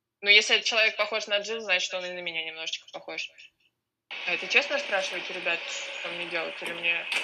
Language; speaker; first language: Russian; native; Russian